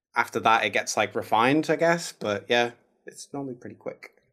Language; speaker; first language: English; native; English